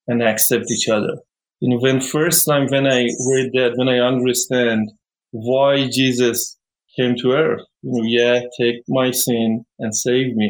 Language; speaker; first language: English; non-native, fluent; Persian